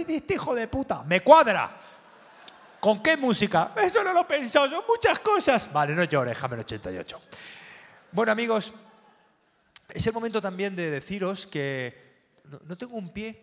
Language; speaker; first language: Spanish; native; Spanish